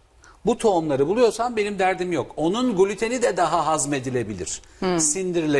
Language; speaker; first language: Turkish; native; Turkish